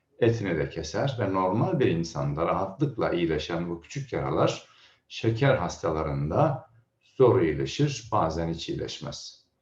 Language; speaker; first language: Turkish; native; Turkish